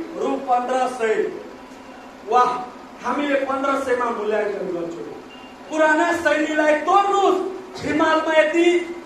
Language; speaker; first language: Nepali; non-native, local second language; Maithili